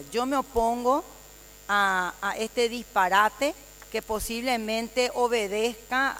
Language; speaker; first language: Spanish; native; Spanish